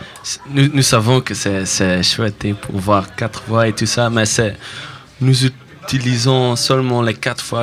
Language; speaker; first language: French; non-native, local second language; Dutch